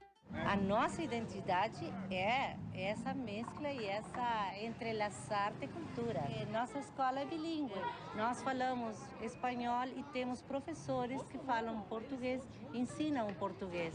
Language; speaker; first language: Portuguese; non-native, local second language; Spanish